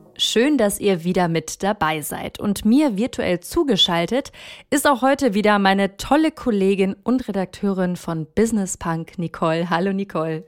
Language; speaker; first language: German; native; German